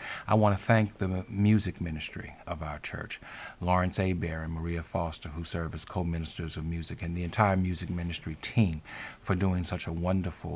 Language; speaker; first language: English; native; English